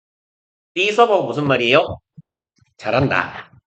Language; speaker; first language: Korean; native; Korean